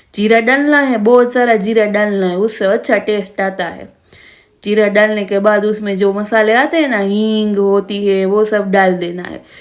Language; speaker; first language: Hindi; non-native, local second language; Gujarati